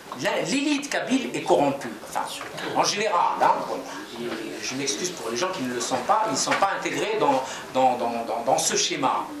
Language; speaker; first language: French; non-native, local second language; Kabyle